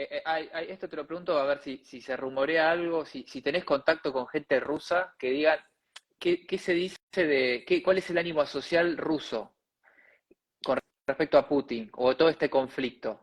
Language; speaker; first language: Spanish; native; Spanish